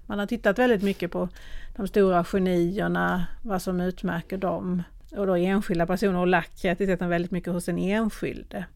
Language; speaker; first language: Swedish; native; Swedish